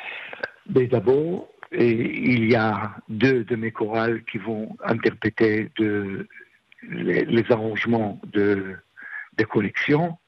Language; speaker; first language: French; non-native, fluent; Hebrew